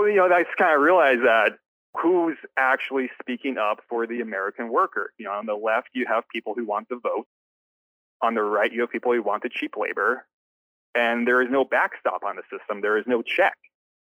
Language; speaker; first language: English; native; English